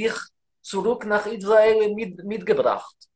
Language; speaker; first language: German; non-native, learner; Hebrew